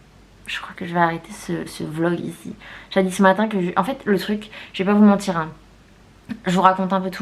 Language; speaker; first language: French; native; French